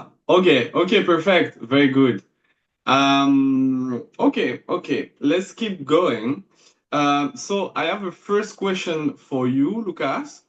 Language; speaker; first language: English; non-native, fluent; French